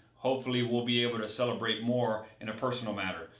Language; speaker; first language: English; early bilingual, other home language; Spanish